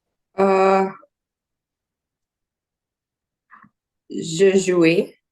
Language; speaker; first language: French; non-native, learner; Portuguese